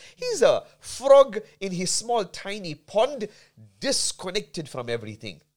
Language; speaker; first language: English; native; English